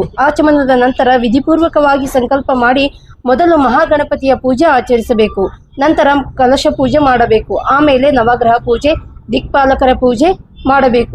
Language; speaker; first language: Kannada; native; Kannada